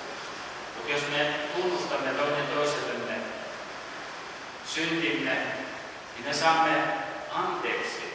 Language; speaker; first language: Finnish; early bilingual, heritage; Finnish